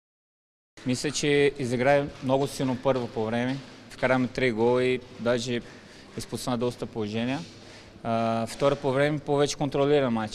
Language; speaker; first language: Bulgarian; non-native, learner; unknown